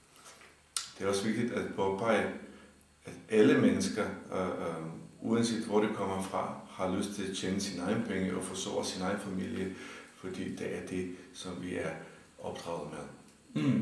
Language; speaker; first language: Danish; non-native, fluent; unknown